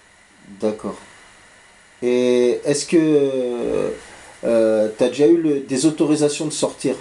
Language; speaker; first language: French; native; French